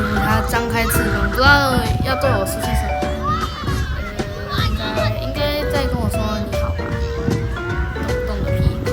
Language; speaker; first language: Chinese; native; Chinese